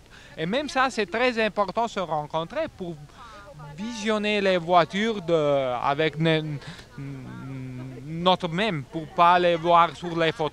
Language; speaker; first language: French; non-native, fluent; Italian